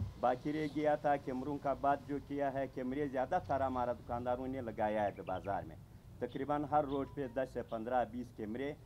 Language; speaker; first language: Urdu; non-native, local second language; Pashto